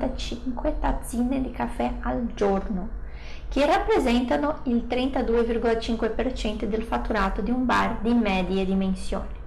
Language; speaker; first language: Italian; non-native, fluent; Portuguese